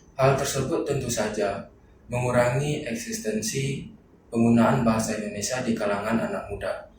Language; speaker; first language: Indonesian; non-native, local second language; Minangkabau